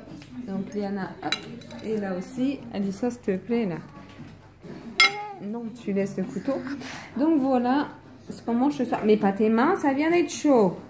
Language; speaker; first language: French; native; French